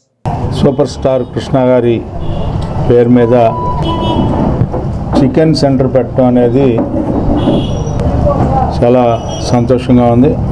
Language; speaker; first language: Telugu; native; Telugu